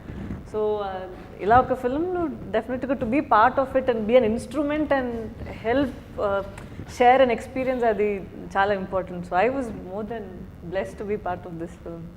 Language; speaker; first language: Telugu; non-native, fluent; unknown